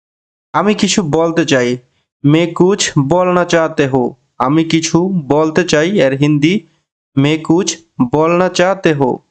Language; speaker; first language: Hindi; non-native, learner; Bangla